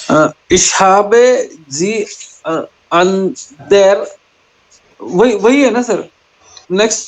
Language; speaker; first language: German; non-native, learner; Hindi